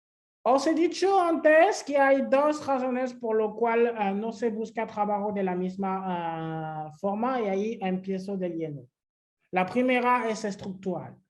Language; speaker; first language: Spanish; non-native, fluent; French